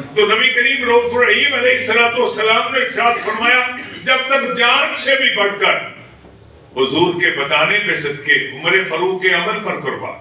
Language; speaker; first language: Urdu; non-native, local second language; Punjabi